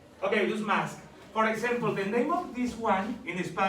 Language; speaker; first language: English; non-native, learner; Spanish